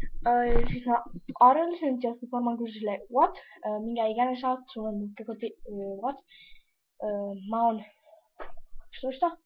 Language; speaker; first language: Finnish; native; Finnish